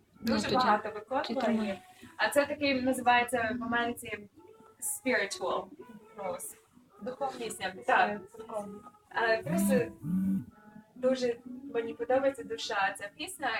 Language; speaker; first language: Ukrainian; early bilingual, other home language; English